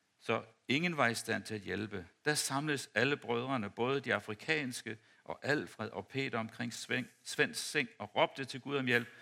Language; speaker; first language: Danish; native; Danish